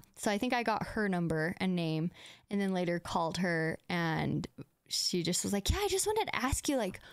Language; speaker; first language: English; native; English